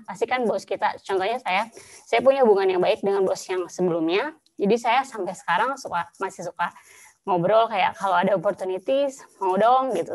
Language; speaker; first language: Indonesian; native; Indonesian